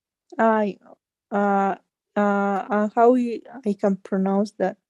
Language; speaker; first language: English; non-native, learner; Spanish